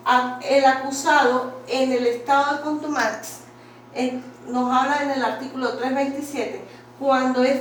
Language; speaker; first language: Spanish; native; Spanish